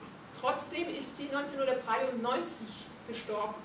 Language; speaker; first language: German; non-native, fluent; Hungarian